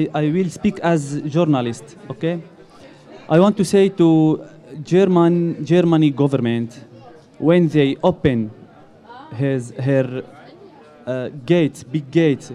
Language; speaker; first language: English; non-native, learner; Arabic